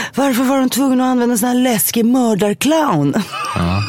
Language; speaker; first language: Swedish; early bilingual, other home language; Greek